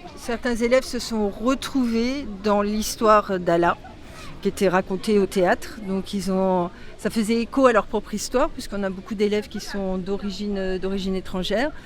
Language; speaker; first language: French; native; French